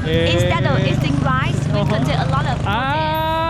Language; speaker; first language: English; non-native, learner; Vietnamese